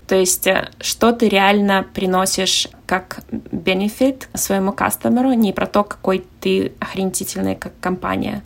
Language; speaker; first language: Russian; native; Russian